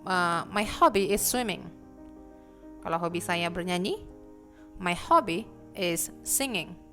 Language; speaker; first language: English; non-native, fluent; Indonesian